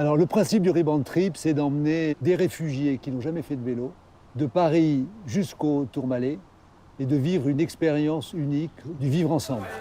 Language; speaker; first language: French; native; French